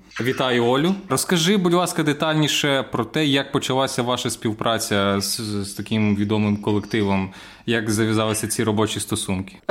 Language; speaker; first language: Ukrainian; native; Ukrainian